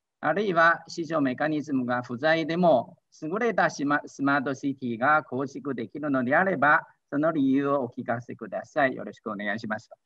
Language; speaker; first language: Japanese; non-native, fluent; Chinese